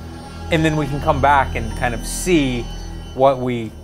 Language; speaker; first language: English; native; English